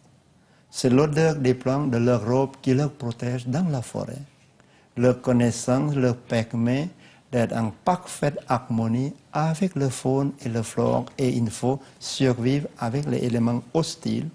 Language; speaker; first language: French; non-native, learner; Lao